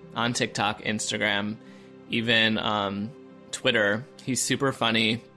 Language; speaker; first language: English; native; English